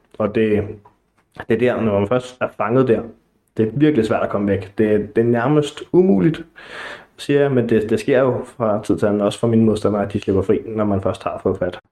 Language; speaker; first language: Danish; native; Danish